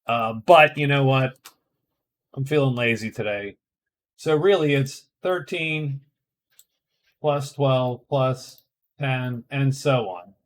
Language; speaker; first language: English; native; English